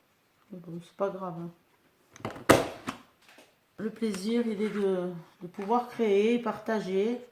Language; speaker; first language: French; native; French